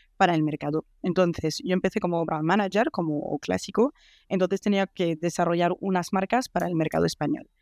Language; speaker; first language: Spanish; non-native, fluent; French